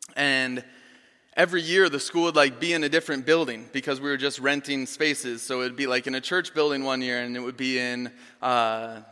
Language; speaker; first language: English; native; English